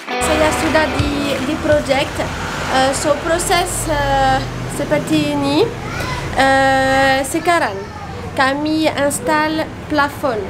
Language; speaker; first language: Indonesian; non-native, learner; French